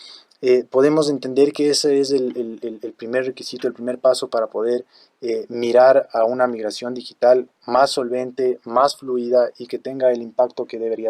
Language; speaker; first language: Spanish; native; Spanish